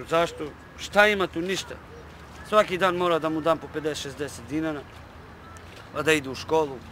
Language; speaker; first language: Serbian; non-native, local second language; Romany